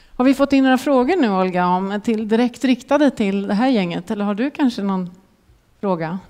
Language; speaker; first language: Swedish; native; Swedish